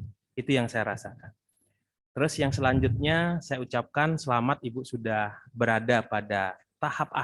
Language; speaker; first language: Indonesian; native; Indonesian